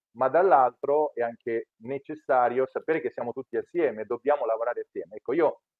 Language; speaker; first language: Italian; native; Italian